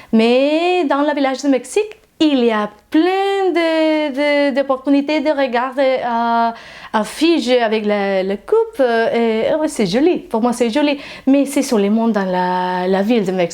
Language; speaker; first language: French; non-native, learner; Spanish